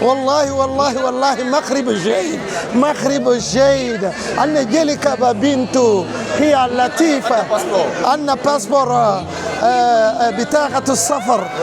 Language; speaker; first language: Arabic; non-native, learner; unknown